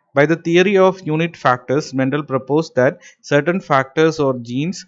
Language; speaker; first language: English; non-native, local second language; Malayalam